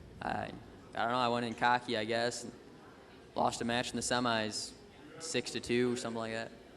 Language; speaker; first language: English; native; English